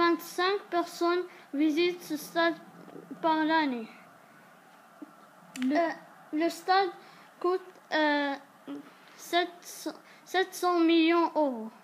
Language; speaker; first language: French; non-native, learner; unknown